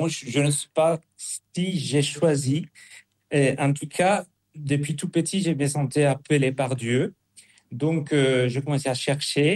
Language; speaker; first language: French; non-native, fluent; Spanish